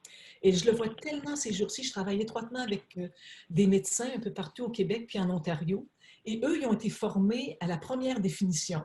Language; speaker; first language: French; native; French